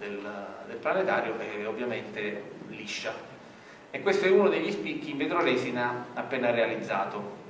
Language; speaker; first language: Italian; native; Italian